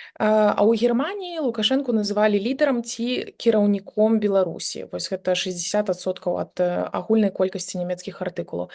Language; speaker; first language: Belarusian; native; Belarusian